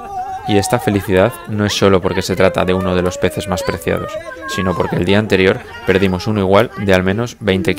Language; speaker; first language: Spanish; native; Spanish